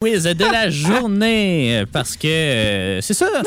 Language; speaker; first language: French; native; French